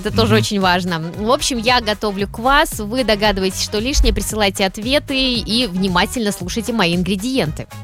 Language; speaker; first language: Russian; native; Russian